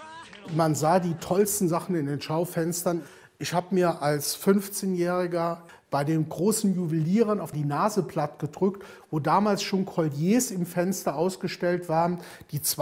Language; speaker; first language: German; native; German